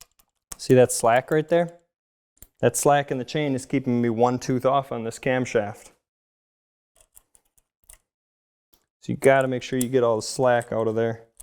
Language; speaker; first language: English; native; English